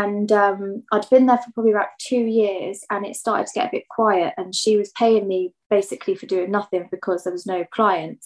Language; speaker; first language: English; native; English